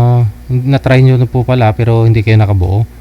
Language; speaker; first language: Filipino; native; Filipino